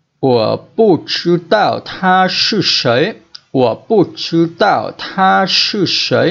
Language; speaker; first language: Chinese; non-native, fluent; Vietnamese